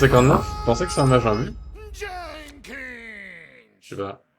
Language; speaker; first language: French; native; French